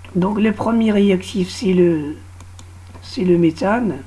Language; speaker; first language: French; non-native, local second language; Arabic